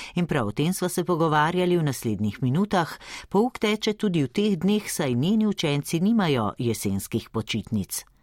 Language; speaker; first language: Slovenian; native; Slovenian